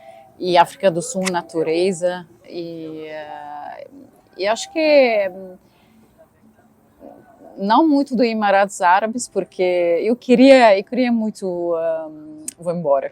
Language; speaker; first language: Portuguese; non-native, fluent; Arabic